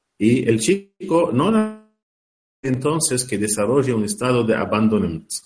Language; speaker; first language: Spanish; non-native, learner; Arabic